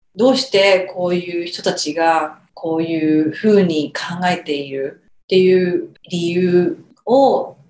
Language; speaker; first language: Japanese; native; Japanese